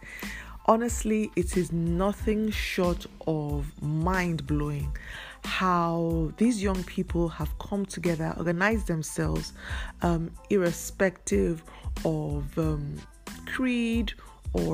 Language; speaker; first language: English; non-native, local second language; Yoruba